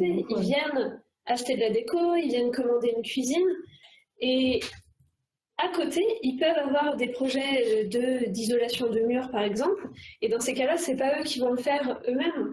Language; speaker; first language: French; native; French